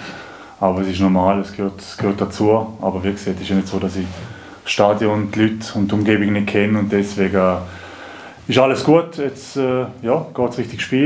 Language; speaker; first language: German; native; German